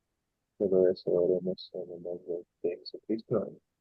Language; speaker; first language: Spanish; non-native, fluent; English